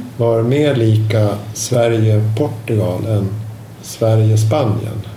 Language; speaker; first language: Swedish; native; Swedish